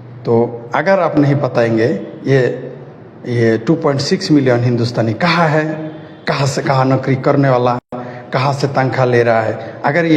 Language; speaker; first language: Hindi; non-native, fluent; Bangla